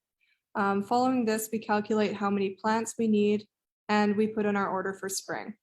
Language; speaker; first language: English; native; English